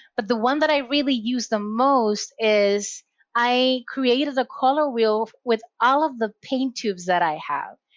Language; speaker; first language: English; non-native, fluent; Spanish